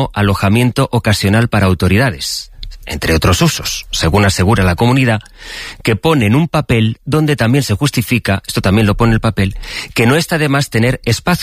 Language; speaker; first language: Spanish; native; Spanish